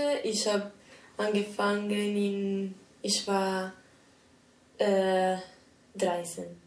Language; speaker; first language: German; non-native, learner; Italian